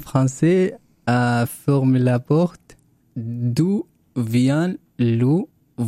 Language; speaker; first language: French; non-native, learner; Arabic